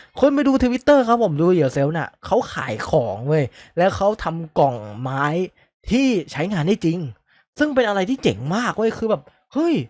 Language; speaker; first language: Thai; native; Thai